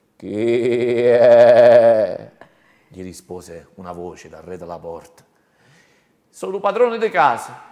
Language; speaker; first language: Italian; native; Italian